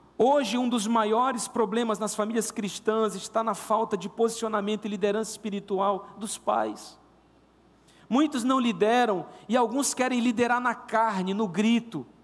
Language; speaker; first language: Portuguese; native; Portuguese